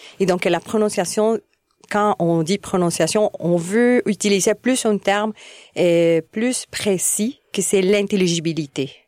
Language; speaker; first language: French; non-native, fluent; Spanish